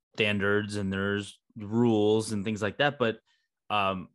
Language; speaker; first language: English; early bilingual, other home language; Hindi